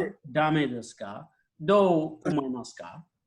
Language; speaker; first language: Japanese; non-native, fluent; English